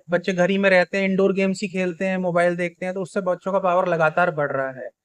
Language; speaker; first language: Hindi; native; Hindi